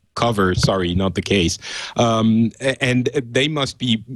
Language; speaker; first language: English; non-native, fluent; French